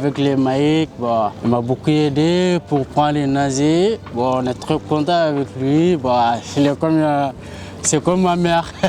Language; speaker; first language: French; non-native, learner; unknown